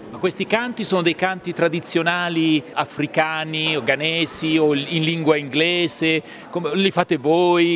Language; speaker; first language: Italian; native; Italian